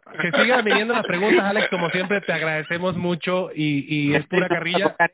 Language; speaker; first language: Spanish; native; Spanish